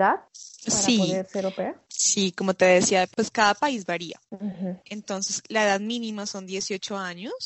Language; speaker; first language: Spanish; native; Spanish